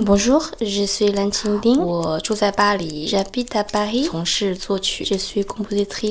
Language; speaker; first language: French; non-native, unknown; Chinese